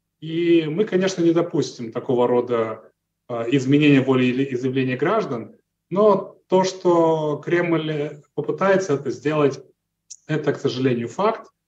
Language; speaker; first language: Russian; non-native, local second language; Romanian